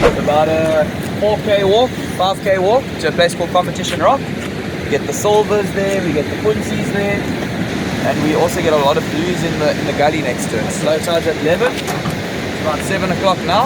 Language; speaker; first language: English; native; English